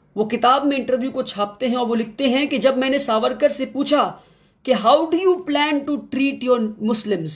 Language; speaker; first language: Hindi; non-native, local second language; Kannada